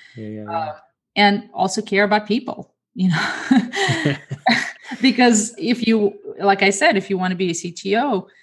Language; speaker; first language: English; early bilingual, other home language; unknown